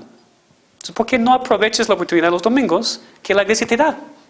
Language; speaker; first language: Spanish; non-native, fluent; English